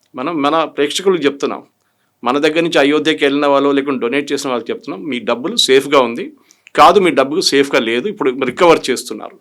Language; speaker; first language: Telugu; non-native, fluent; Malayalam